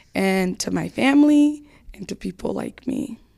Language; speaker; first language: English; native; English